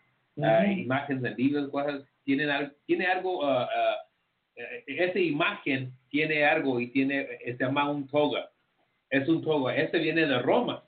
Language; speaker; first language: Spanish; early bilingual, heritage; Spanish